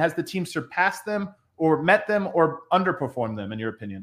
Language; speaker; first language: English; native; English